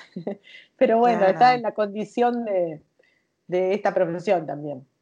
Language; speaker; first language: Spanish; native; Spanish